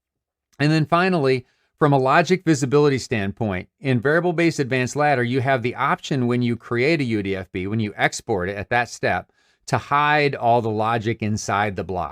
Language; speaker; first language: English; native; English